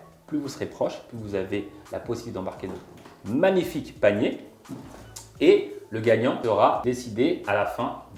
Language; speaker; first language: French; native; French